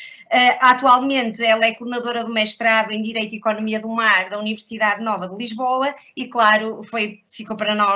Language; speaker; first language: Portuguese; native; Portuguese